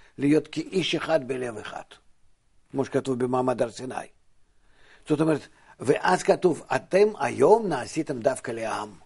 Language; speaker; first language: Hebrew; non-native, fluent; Russian